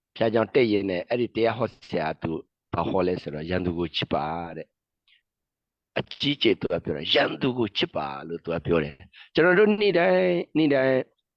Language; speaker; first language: Burmese; non-native, local second language; S'gaw Karen